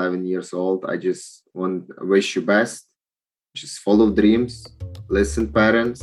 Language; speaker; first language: English; non-native, learner; Ukrainian